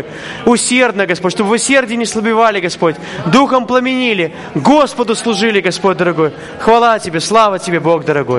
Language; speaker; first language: Russian; native; Russian